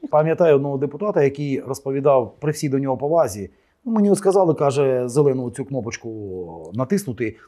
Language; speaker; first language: Ukrainian; native; Ukrainian